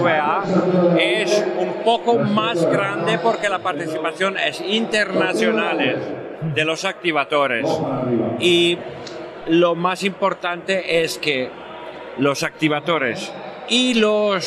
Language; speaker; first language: Spanish; non-native, fluent; Italian